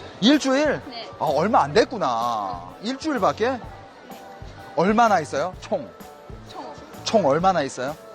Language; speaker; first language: Korean; non-native, fluent; Chinese